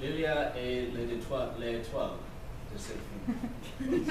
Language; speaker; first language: French; non-native, learner; English